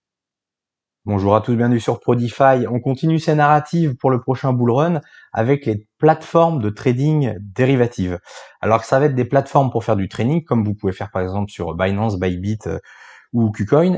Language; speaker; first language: French; native; French